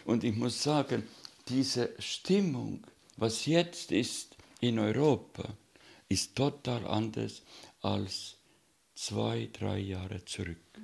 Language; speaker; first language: German; non-native, learner; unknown